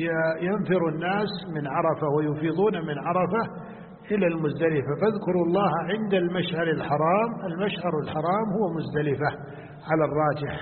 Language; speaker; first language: Arabic; native; Arabic